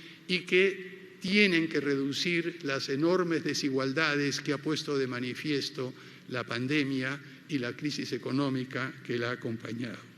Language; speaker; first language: Spanish; native; Spanish